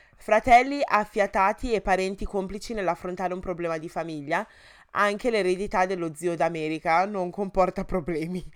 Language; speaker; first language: Italian; early bilingual, other home language; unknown